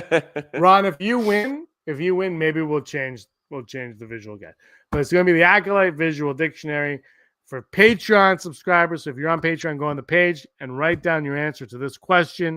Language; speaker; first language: English; native; English